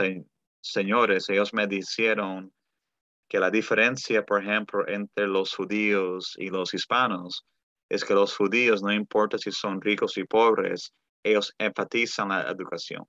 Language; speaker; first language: Spanish; early bilingual, heritage; Spanish